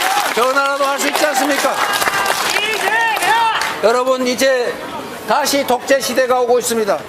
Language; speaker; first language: Korean; native; Korean